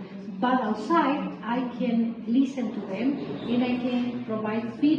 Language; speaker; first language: English; non-native, fluent; Spanish